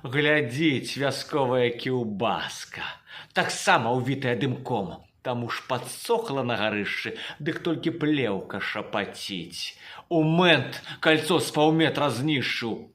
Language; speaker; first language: Belarusian; native; Belarusian